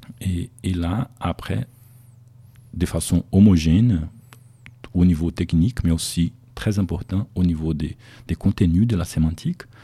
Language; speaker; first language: French; non-native, fluent; Portuguese